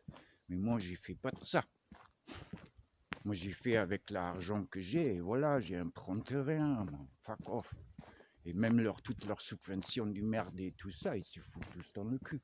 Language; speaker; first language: French; non-native, fluent; German